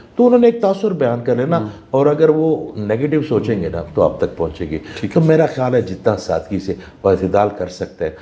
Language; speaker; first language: Urdu; non-native, local second language; Punjabi